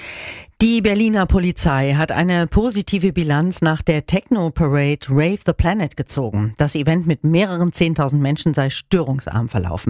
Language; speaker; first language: German; native; German